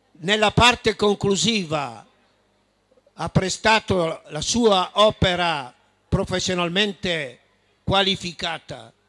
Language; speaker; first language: Italian; native; Italian